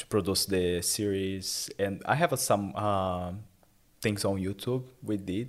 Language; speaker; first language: English; non-native, learner; Portuguese